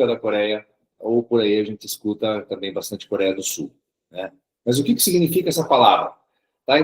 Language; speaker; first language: Portuguese; early bilingual, other home language; Korean